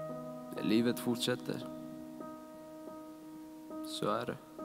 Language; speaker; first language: Swedish; non-native, fluent; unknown